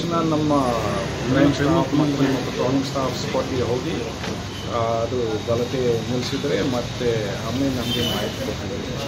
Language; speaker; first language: Kannada; non-native, local second language; Hindi